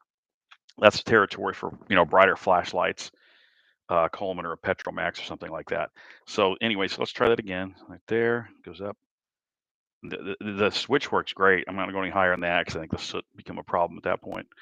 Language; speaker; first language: English; native; English